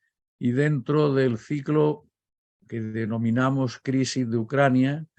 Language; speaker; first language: Spanish; native; Spanish